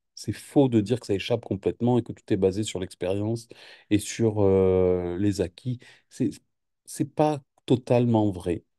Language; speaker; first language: French; native; French